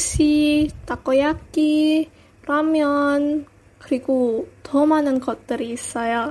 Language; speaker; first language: Korean; non-native, learner; Indonesian